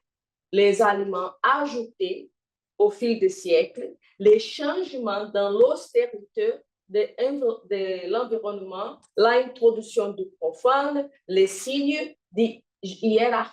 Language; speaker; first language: French; non-native, fluent; Portuguese